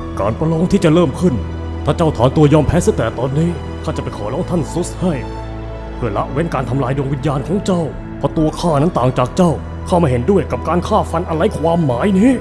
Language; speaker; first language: Thai; native; Thai